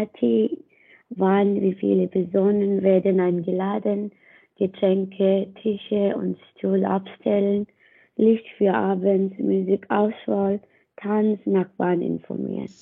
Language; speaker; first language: German; non-native, learner; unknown